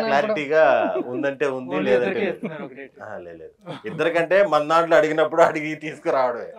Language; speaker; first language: Telugu; native; Telugu